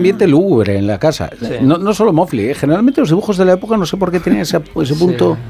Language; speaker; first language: Spanish; native; Spanish